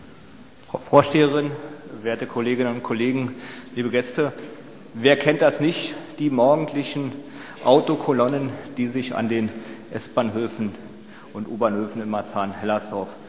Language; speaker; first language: German; native; German